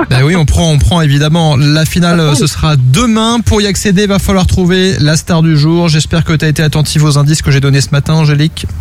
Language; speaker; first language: French; native; French